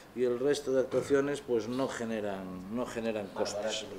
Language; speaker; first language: Spanish; native; Spanish